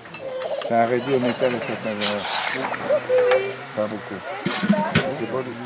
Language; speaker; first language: French; native; French